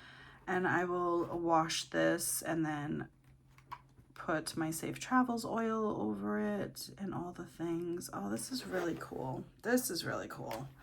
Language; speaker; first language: English; native; English